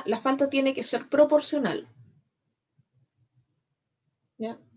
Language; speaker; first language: Spanish; native; Spanish